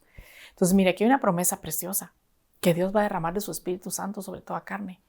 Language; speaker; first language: Spanish; native; Spanish